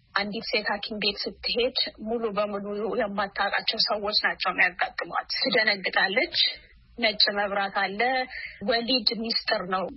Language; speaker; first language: Amharic; non-native, local second language; Oromo